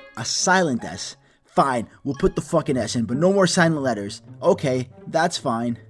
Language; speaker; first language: English; early bilingual, other home language; Greek